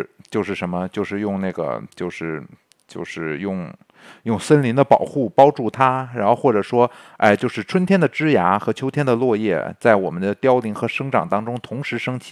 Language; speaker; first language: Chinese; native; Chinese